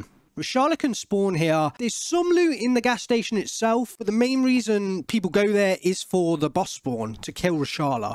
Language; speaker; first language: English; native; English